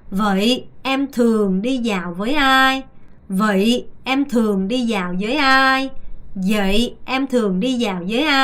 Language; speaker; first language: Vietnamese; non-native, fluent; Korean